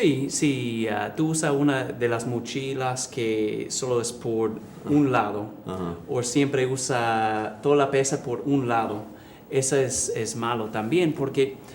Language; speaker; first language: Spanish; early bilingual, heritage; English